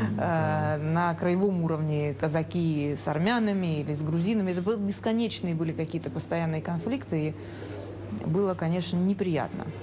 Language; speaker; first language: Russian; native; Russian